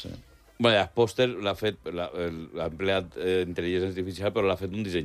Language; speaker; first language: Catalan; native; Catalan